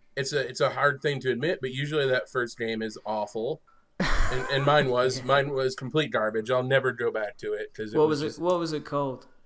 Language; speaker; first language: English; native; English